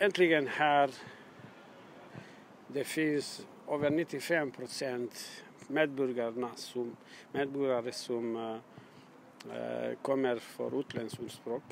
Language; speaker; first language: Swedish; non-native, learner; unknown